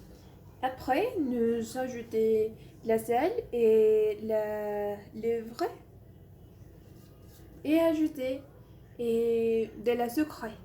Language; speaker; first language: French; non-native, learner; Spanish